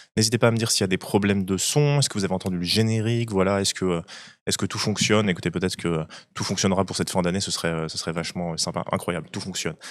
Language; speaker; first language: French; native; French